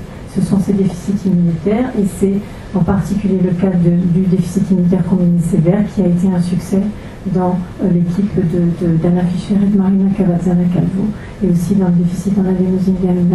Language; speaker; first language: French; native; French